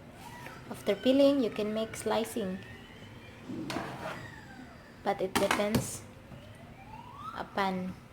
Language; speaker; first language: English; non-native, local second language; Cebuano